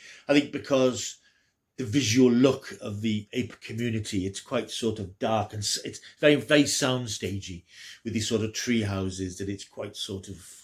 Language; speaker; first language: English; native; English